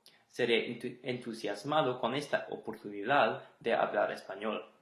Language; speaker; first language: Spanish; non-native, learner; English